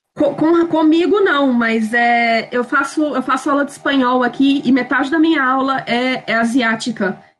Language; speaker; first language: Portuguese; native; Portuguese